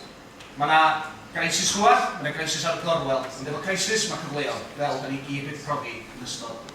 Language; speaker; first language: Welsh; native; Welsh